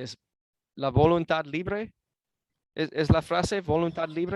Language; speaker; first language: Spanish; non-native, fluent; English